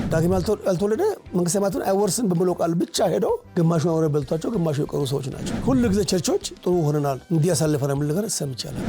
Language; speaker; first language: Amharic; native; Amharic